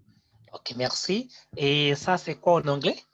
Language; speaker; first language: French; non-native, fluent; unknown